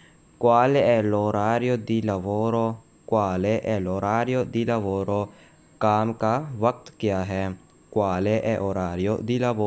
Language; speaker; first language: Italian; non-native, learner; Urdu